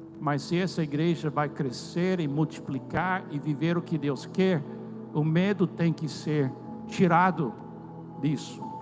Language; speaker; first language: Portuguese; non-native, fluent; English